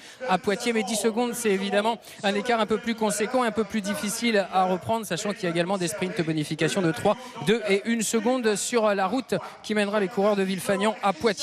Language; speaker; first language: French; native; French